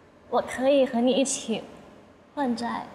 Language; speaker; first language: Chinese; non-native, learner; Thai